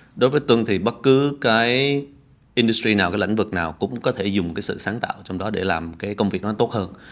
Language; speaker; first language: Vietnamese; early bilingual, heritage; Vietnamese